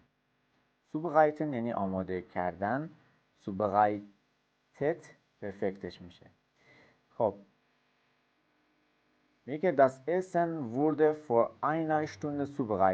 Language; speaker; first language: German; non-native, fluent; Persian